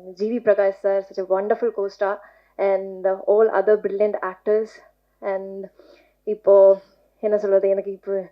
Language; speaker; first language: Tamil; non-native, learner; Malayalam